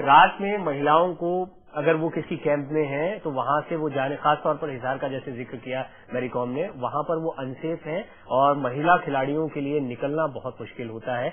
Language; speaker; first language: Hindi; native; Hindi